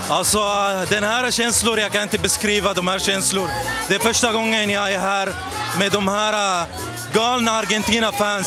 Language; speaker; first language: Swedish; non-native, fluent; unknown